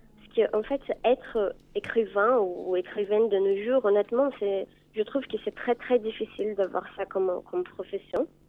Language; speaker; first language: French; non-native, fluent; Portuguese